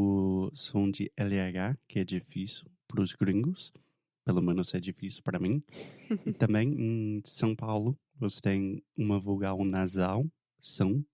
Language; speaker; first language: Portuguese; non-native, fluent; English